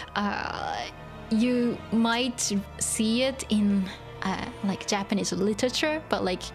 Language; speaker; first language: English; non-native, fluent; Japanese